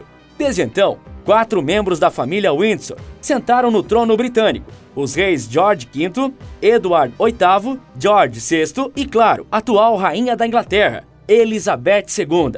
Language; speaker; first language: Portuguese; native; Portuguese